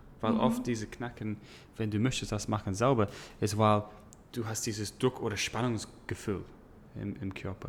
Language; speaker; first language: German; non-native, learner; English